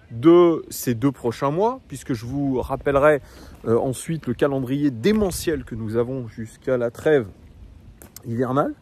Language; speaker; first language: French; native; French